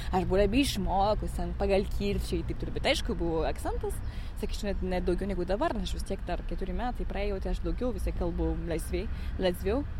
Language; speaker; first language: Lithuanian; non-native, fluent; French